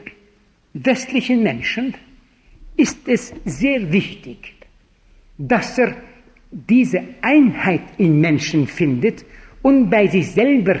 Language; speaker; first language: German; non-native, fluent; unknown